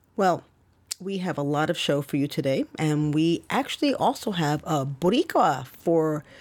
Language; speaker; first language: English; native; English